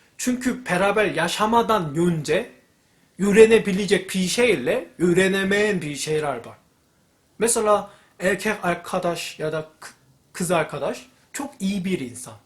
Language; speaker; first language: Turkish; non-native, fluent; Korean